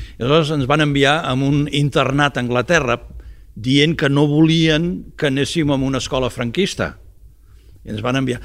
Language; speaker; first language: Catalan; early bilingual, heritage; Catalan